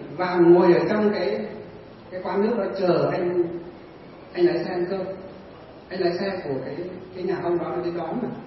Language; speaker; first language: Vietnamese; non-native, local second language; Tày